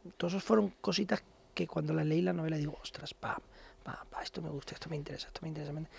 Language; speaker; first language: Spanish; native; Spanish